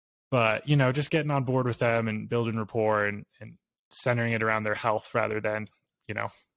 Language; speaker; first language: English; native; English